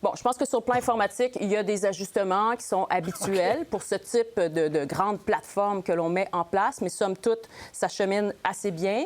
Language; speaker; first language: French; native; French